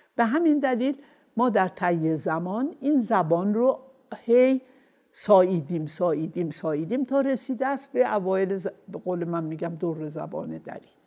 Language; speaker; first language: Persian; non-native, local second language; Azerbaijani